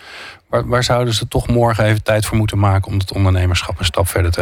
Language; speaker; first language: Dutch; native; Dutch